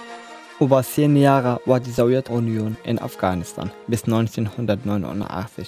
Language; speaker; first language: German; non-native, fluent; Persian